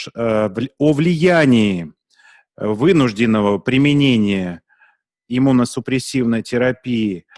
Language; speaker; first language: Russian; native; Russian